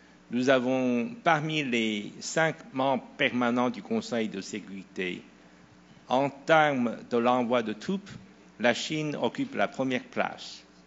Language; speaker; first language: French; non-native, fluent; Chinese